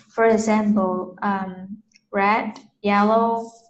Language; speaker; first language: English; non-native, fluent; Vietnamese